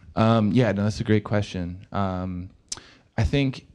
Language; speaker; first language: English; native; English